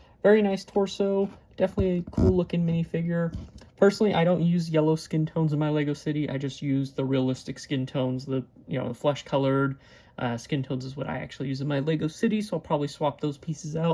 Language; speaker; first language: English; native; English